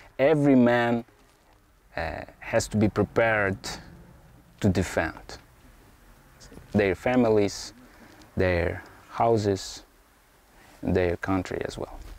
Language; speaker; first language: English; non-native, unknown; Ukrainian